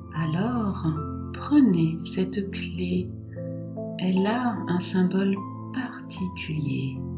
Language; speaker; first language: French; native; French